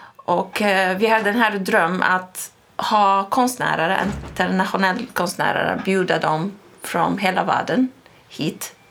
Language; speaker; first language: Swedish; non-native, fluent; Arabic